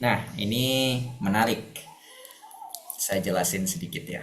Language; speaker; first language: Indonesian; native; Indonesian